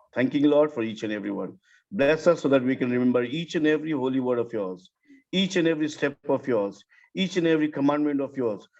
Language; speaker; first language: English; non-native, local second language; Nepali